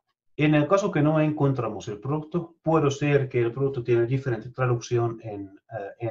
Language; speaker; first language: Spanish; non-native, fluent; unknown